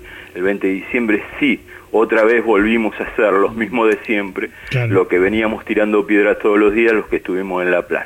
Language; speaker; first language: Spanish; native; Spanish